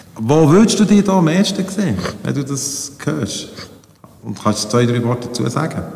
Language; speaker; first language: German; native; German